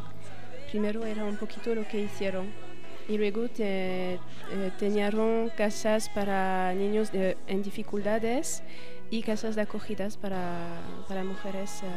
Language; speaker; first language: Spanish; non-native, fluent; French